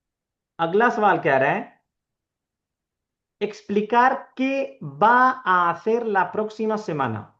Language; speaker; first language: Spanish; non-native, fluent; Urdu